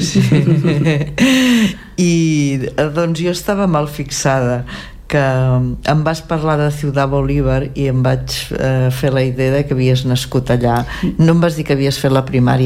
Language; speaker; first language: Catalan; native; Catalan